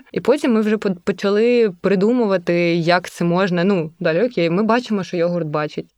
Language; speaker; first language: Ukrainian; native; Ukrainian